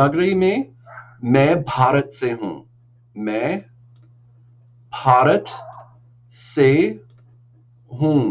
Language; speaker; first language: Hindi; non-native, learner; English